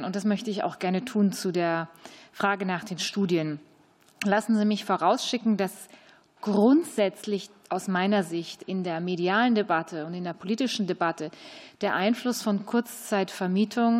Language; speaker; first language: German; native; German